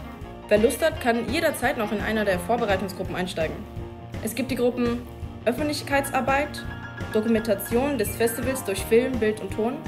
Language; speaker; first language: German; native; German